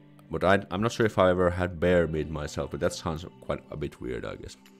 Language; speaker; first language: English; non-native, fluent; Finnish